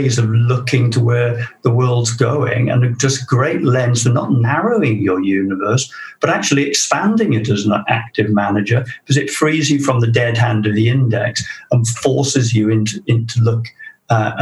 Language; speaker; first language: English; native; English